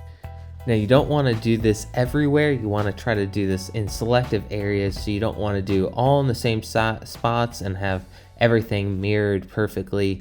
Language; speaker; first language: English; native; English